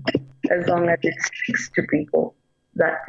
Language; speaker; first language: English; non-native, local second language; Swahili